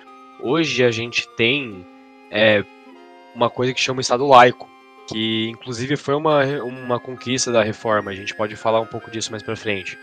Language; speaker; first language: Portuguese; native; Portuguese